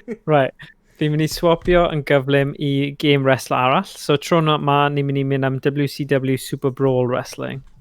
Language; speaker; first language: Welsh; native; Welsh